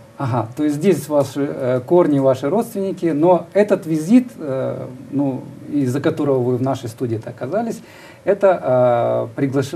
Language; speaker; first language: Russian; native; Russian